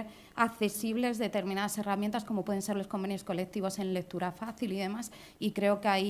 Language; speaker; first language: Spanish; native; Spanish